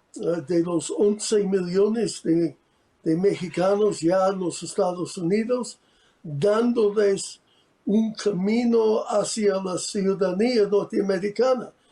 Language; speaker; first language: Spanish; non-native, fluent; English